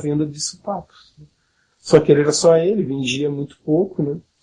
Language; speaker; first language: Portuguese; native; Portuguese